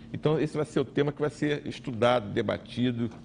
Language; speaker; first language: Portuguese; native; Portuguese